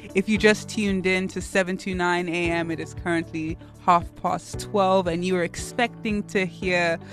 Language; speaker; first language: English; native; English